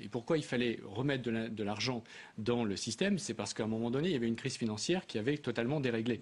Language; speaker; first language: French; native; French